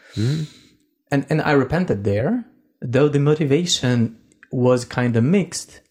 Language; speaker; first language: English; non-native, fluent; Russian